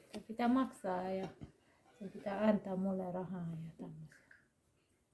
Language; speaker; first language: Finnish; non-native, learner; Thai